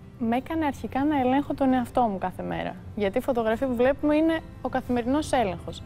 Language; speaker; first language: Greek; early bilingual, heritage; Greek